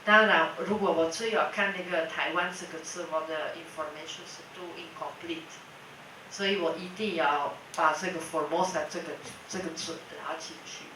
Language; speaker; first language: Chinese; non-native, fluent; Dutch